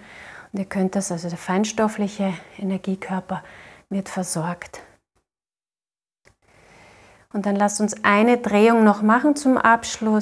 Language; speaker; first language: German; native; German